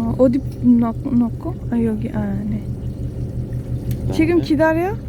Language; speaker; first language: Korean; non-native, learner; Turkish